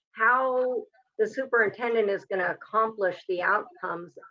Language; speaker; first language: English; native; English